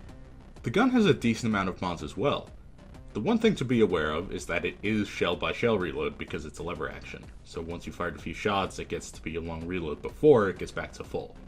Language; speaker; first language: English; native; English